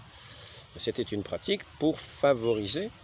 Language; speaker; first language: French; native; French